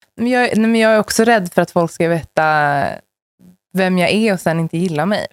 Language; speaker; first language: Swedish; native; Swedish